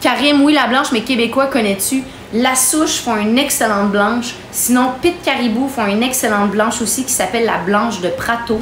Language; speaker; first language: French; native; French